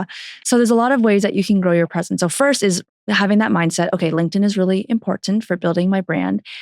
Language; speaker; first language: English; native; English